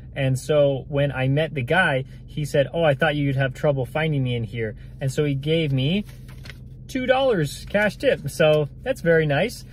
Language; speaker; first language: English; native; English